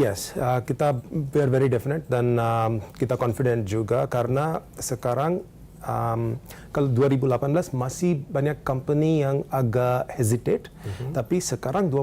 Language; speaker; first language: Indonesian; non-native, learner; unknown